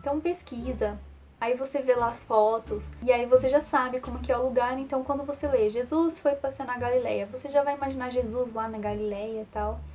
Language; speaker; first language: Portuguese; native; Portuguese